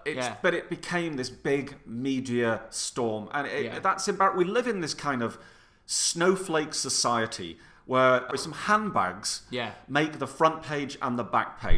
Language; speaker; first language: English; native; English